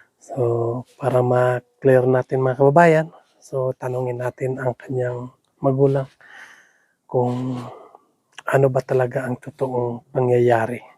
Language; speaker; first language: Filipino; non-native, local second language; Cebuano